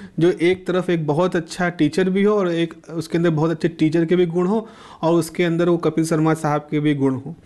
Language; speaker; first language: Hindi; native; Hindi